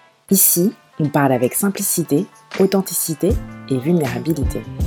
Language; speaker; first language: French; native; French